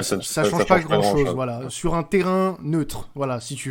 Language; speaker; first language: French; native; French